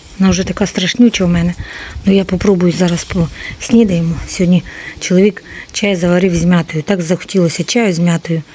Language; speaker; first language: Ukrainian; non-native, local second language; Russian